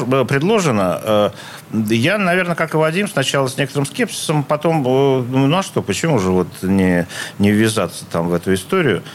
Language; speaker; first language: Russian; native; Russian